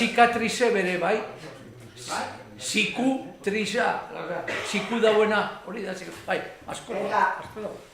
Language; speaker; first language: Basque; native; Basque